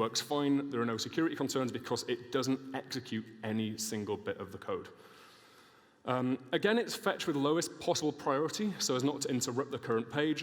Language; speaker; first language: English; native; English